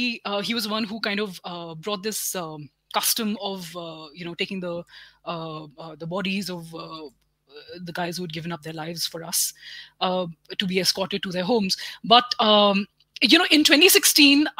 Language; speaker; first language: English; non-native, local second language; Hindi